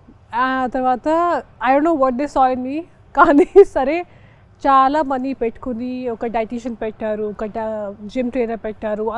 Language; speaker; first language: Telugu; non-native, local second language; Hindi